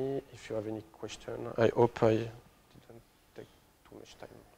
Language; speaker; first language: English; non-native, fluent; French